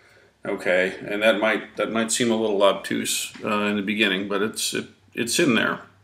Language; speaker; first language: English; native; English